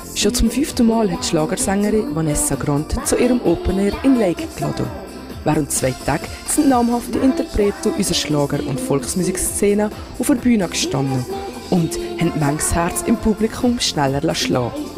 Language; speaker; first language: German; native; German